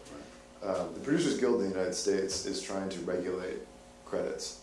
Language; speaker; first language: English; native; English